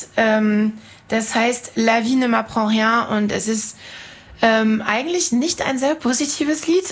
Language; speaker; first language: German; non-native, fluent; French